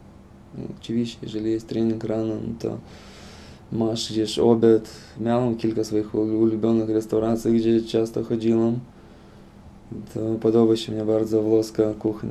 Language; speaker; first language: Polish; non-native, fluent; Lithuanian